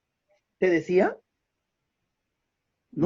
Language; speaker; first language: Spanish; native; Spanish